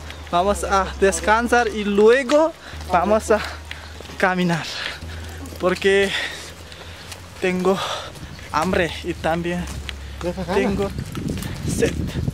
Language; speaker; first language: Spanish; non-native, learner; Nepali